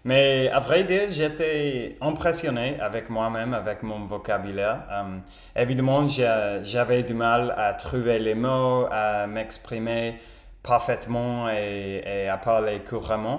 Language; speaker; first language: French; non-native, learner; English